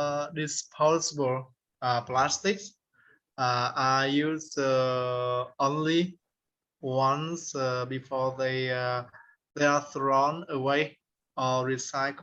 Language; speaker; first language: English; non-native, learner; Vietnamese